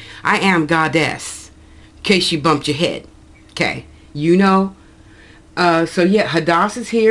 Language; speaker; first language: English; native; English